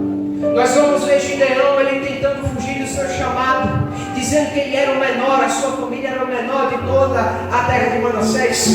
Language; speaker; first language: Portuguese; native; Portuguese